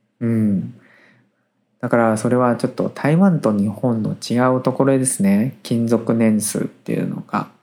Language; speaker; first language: Japanese; native; Japanese